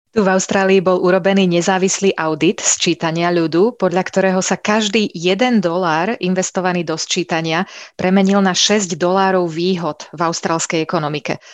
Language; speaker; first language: Slovak; native; Slovak